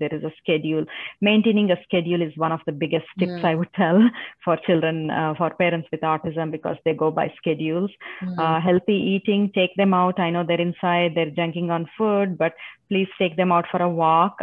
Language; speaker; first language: English; non-native, local second language; Telugu